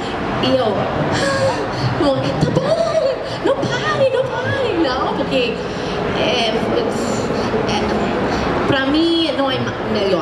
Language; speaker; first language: Portuguese; non-native, learner; English